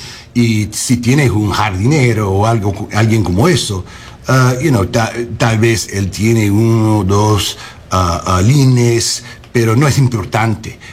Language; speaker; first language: Spanish; non-native, learner; English